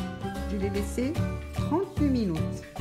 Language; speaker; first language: French; non-native, local second language; Arabic